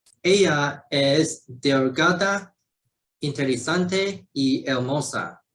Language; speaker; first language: Spanish; non-native, learner; Chinese